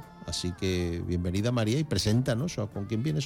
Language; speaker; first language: Spanish; native; Spanish